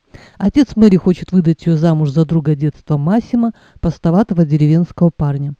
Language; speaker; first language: Russian; native; Russian